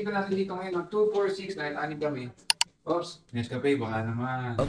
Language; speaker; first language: Filipino; native; Filipino